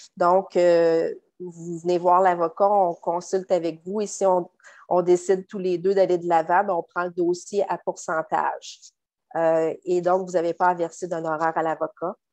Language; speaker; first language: French; native; French